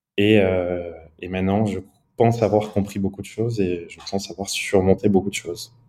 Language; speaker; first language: French; early bilingual, other home language; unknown